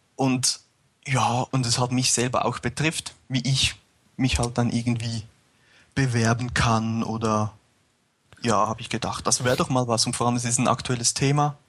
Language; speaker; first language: German; native; German